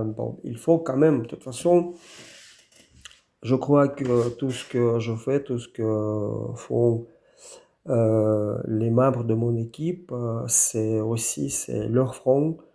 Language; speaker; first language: French; non-native, fluent; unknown